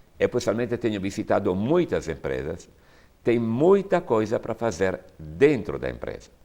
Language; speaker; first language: Portuguese; non-native, fluent; Italian